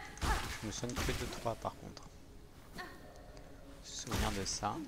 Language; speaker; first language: French; native; French